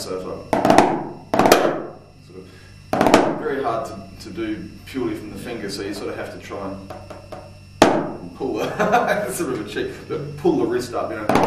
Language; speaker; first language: English; native; English